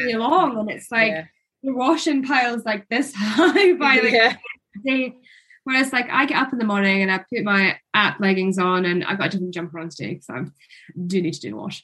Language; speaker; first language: English; native; English